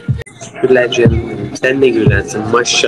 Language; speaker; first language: Turkish; native; Turkish